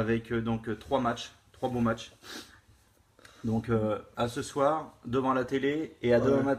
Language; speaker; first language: French; native; French